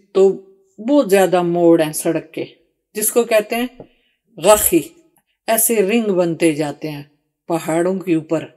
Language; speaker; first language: Urdu; non-native, local second language; Pashto